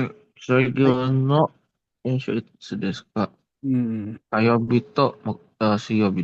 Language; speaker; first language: Japanese; non-native, learner; Indonesian